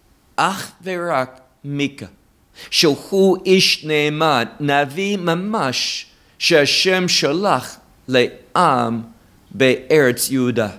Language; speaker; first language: Hebrew; non-native, fluent; English